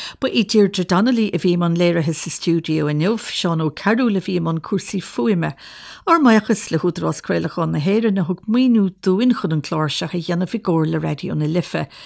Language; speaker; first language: Irish; native; Irish